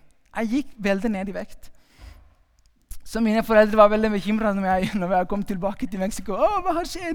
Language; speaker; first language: Norwegian; non-native, fluent; Spanish